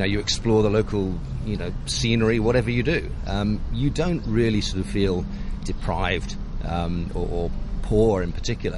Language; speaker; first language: English; native; English